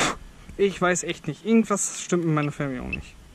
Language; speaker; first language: German; native; German